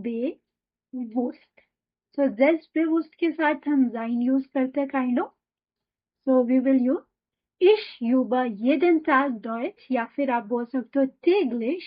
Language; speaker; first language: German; non-native, fluent; Hindi